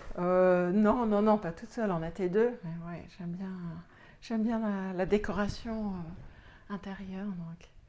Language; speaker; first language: French; non-native, fluent; English